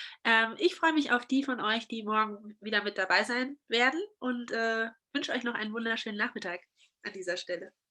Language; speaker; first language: German; native; German